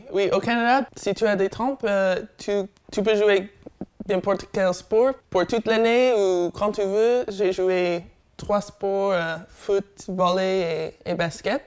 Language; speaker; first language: French; non-native, learner; English